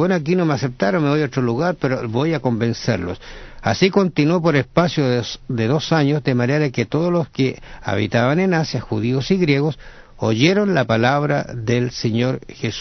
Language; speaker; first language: Spanish; native; Spanish